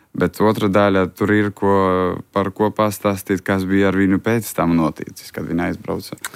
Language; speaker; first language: Latvian; non-native, local second language; Russian